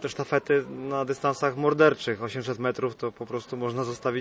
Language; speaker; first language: Polish; native; Polish